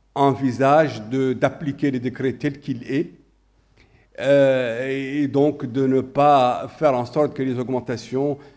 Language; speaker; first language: French; non-native, local second language; Arabic